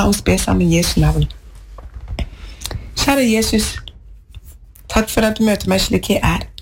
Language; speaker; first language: Norwegian; non-native, learner; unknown